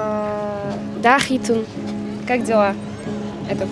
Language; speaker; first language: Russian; non-native, local second language; Assyrian Neo-Aramaic